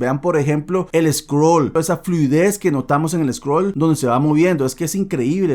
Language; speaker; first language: Spanish; native; Spanish